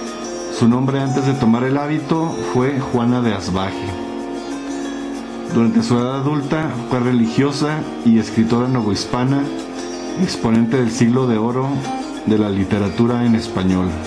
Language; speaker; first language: Spanish; native; Spanish